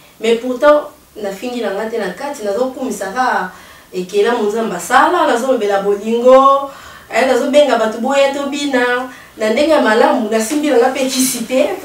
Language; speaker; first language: Lingala; native; Lingala